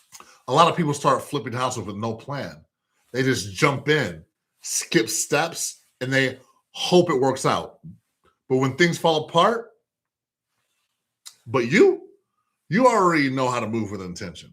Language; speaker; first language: English; native; English